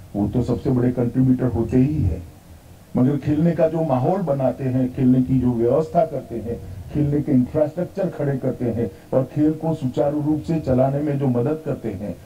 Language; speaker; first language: Hindi; non-native, local second language; Gujarati